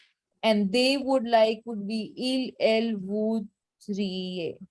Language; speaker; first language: French; non-native, fluent; Hindi